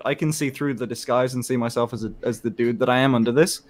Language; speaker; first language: English; native; English